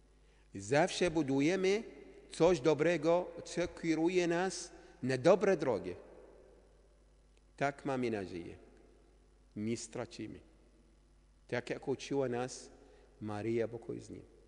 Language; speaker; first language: Polish; non-native, learner; Arabic